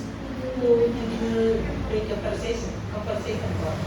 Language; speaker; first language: English; non-native, fluent; Indonesian